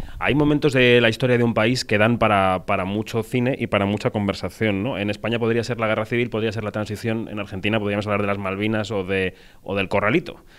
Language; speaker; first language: Spanish; native; Spanish